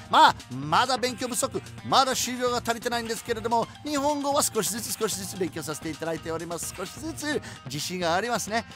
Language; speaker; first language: Japanese; non-native, fluent; English